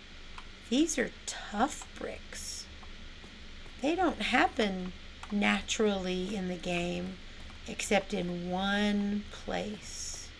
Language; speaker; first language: English; native; English